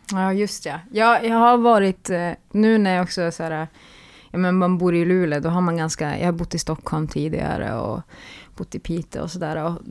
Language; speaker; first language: Swedish; native; Swedish